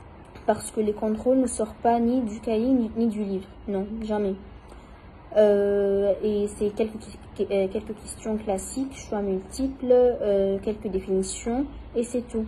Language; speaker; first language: French; non-native, fluent; Arabic